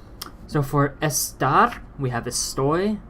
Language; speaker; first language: Spanish; non-native, learner; English